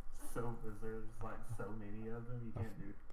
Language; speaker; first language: English; native; English